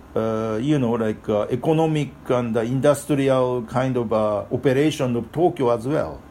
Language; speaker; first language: English; non-native, fluent; Japanese